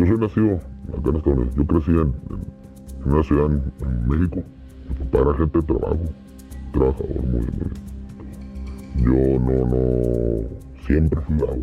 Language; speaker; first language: Spanish; native; Spanish